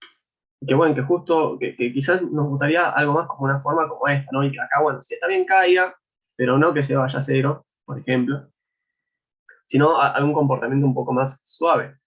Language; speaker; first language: Spanish; native; Spanish